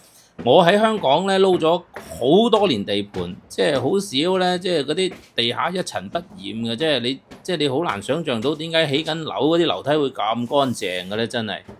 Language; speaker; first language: Cantonese; native; Cantonese